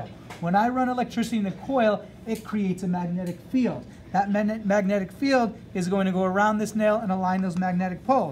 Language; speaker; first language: English; native; English